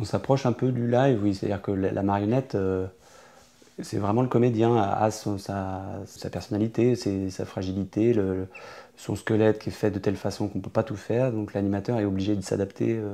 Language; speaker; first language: French; native; French